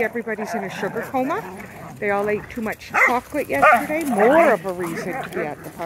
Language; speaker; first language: English; native; English